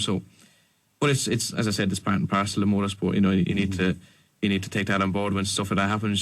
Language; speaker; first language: English; native; English